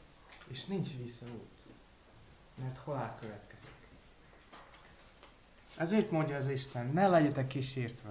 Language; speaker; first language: Hungarian; non-native, learner; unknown